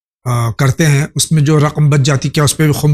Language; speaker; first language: Urdu; native; Urdu